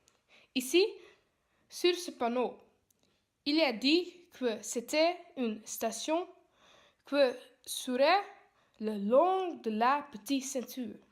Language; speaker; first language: French; non-native, learner; Dutch